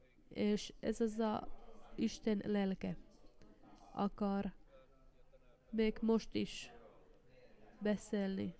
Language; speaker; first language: Hungarian; non-native, fluent; Finnish